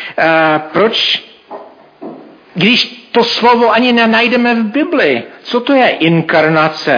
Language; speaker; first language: Czech; non-native, fluent; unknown